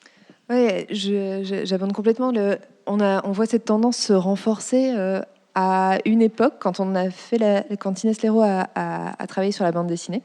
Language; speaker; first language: French; native; French